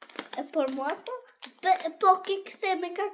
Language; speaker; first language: Albanian; early bilingual, heritage; Albanian